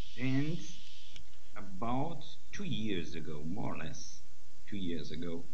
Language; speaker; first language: English; non-native, learner; Portuguese